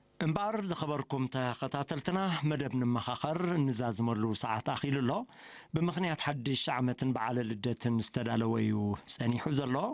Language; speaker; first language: Tigrinya; native; Tigrinya